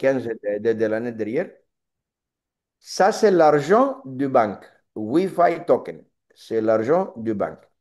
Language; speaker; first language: French; non-native, learner; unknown